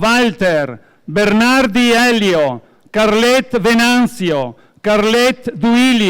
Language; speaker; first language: Italian; native; Italian